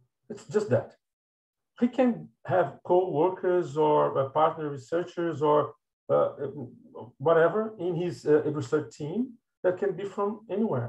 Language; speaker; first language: English; non-native, fluent; Portuguese